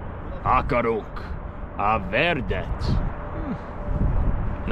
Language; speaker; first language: Hungarian; non-native, learner; English